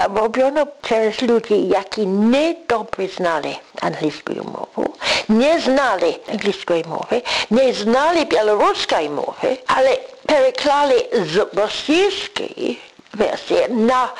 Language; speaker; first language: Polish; non-native, learner; English